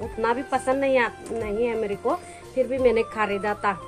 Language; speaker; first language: Hindi; non-native, local second language; Chakma